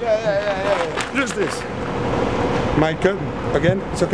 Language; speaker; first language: English; non-native, learner; French